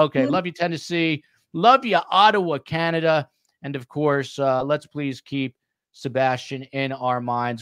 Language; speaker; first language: English; native; English